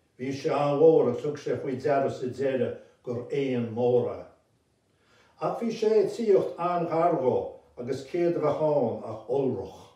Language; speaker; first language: Irish; native; Irish